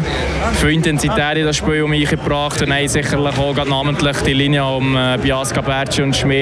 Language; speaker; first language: German; native; German